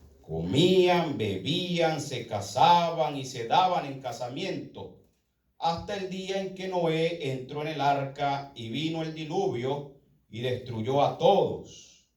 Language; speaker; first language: Spanish; native; Spanish